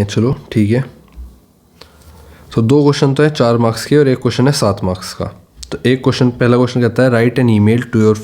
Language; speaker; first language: Hindi; native; Hindi